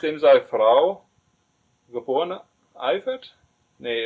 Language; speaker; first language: German; native; German